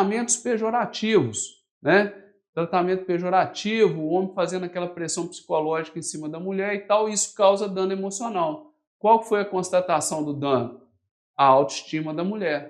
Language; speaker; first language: Portuguese; native; Portuguese